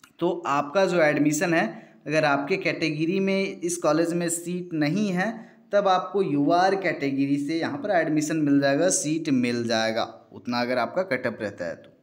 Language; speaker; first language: Hindi; native; Hindi